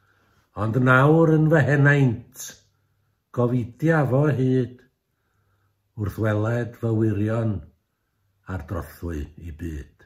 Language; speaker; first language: Welsh; native; Welsh